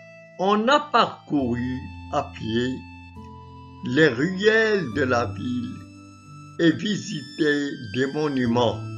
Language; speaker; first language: French; non-native, local second language; Arabic